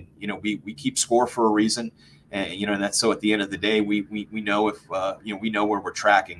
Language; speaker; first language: English; native; English